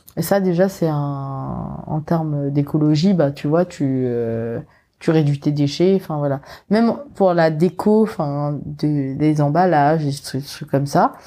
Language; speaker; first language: French; non-native, local second language; Morisyen